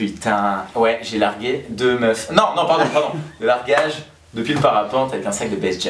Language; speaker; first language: French; native; French